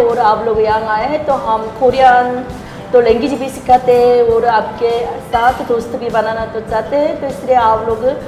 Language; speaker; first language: Hindi; non-native, learner; Korean